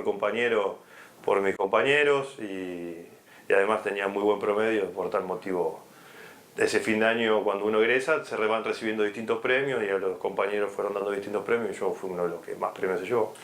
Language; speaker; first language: Spanish; native; Spanish